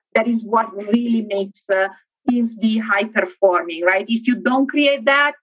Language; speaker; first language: English; non-native, fluent; Italian